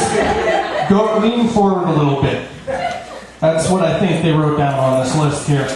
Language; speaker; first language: English; native; English